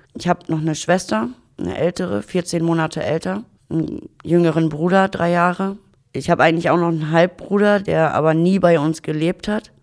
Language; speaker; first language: German; native; German